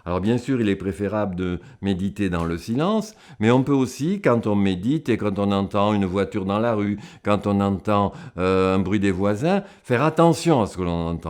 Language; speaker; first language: French; native; French